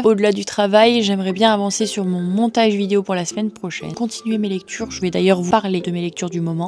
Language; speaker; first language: French; native; French